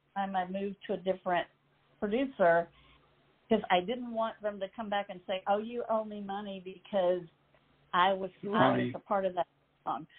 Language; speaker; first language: English; native; English